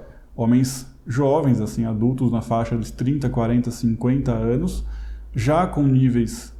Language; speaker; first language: Portuguese; native; Portuguese